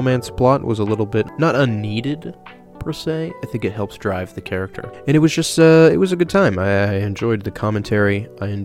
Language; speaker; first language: English; native; English